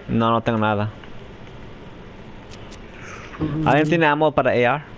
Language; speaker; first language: Spanish; early bilingual, heritage; English